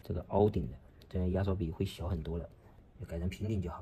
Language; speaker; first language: Chinese; native; Chinese